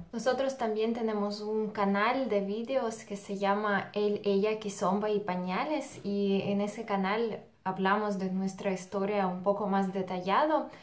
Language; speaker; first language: Spanish; non-native, fluent; Russian